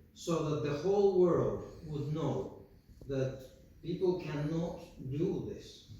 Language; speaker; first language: English; non-native, fluent; Ukrainian